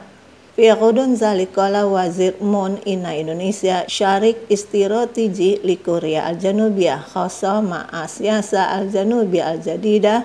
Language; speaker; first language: Arabic; non-native, fluent; Indonesian